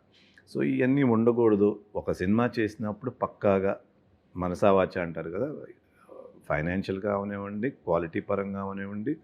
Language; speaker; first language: Telugu; native; Telugu